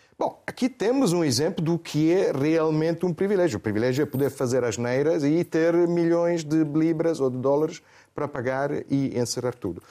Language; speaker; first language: Portuguese; non-native, fluent; Italian